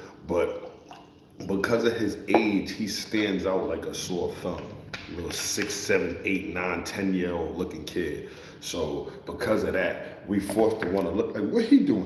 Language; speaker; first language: English; native; English